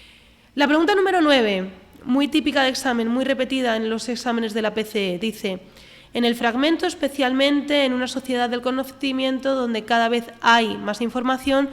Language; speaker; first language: Spanish; native; Spanish